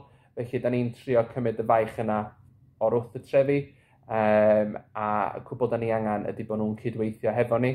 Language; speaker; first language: Welsh; native; Welsh